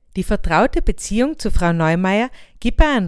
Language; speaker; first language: German; native; German